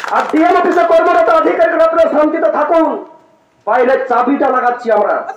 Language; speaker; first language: Bangla; non-native, local second language; Santali